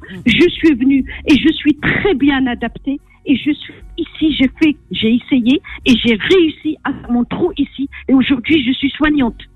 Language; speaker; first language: French; non-native, local second language; Arabic